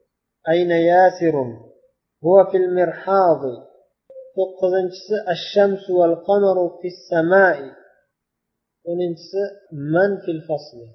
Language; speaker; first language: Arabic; non-native, fluent; Uzbek